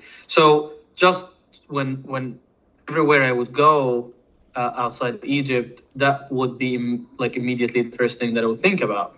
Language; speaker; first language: English; non-native, fluent; Arabic